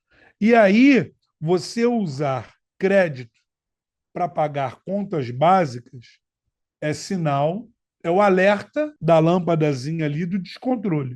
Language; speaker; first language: Portuguese; native; Portuguese